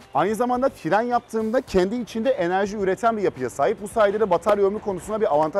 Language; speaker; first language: Turkish; native; Turkish